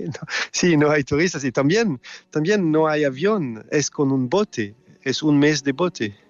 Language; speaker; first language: Spanish; non-native, fluent; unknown